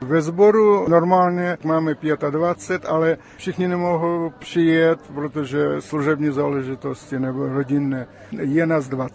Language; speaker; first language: Czech; early bilingual, heritage; Czech